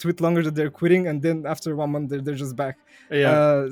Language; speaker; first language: English; non-native, fluent; Bulgarian